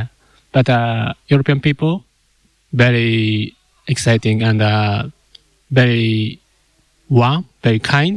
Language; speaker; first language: English; non-native, learner; Japanese